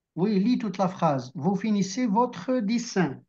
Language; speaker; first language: French; non-native, local second language; Arabic